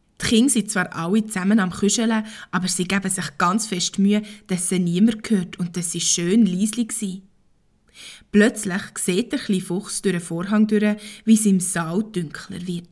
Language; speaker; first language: German; native; German